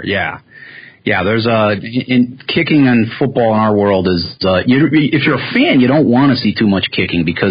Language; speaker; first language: English; native; English